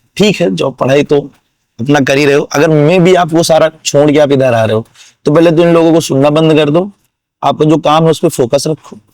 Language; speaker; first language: Hindi; native; Hindi